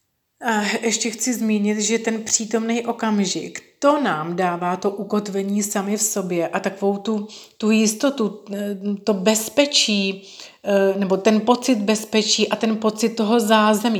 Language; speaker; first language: Czech; native; Czech